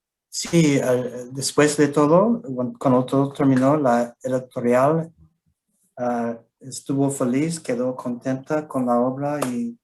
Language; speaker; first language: Spanish; non-native, learner; English